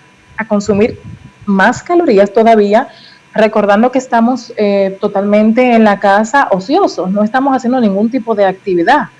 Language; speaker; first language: Spanish; native; Spanish